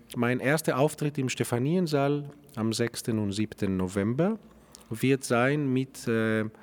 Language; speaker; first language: German; non-native, fluent; Greek